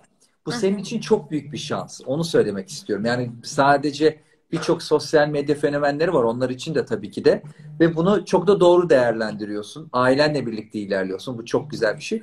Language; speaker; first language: Turkish; native; Turkish